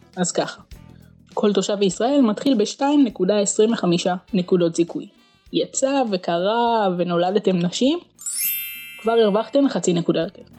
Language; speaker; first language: Hebrew; native; Hebrew